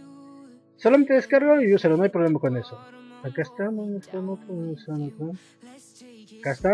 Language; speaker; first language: Spanish; native; Spanish